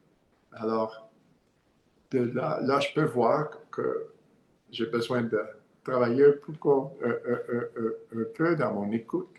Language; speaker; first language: French; non-native, learner; English